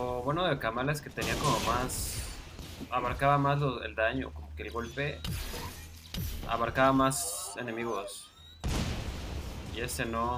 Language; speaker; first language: Spanish; native; Spanish